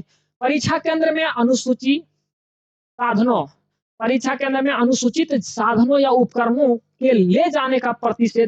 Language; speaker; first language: Hindi; native; Hindi